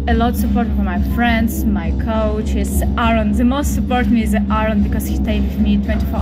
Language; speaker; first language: English; non-native, fluent; Ukrainian